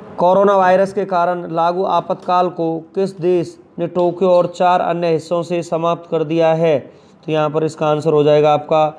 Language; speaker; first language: Hindi; native; Hindi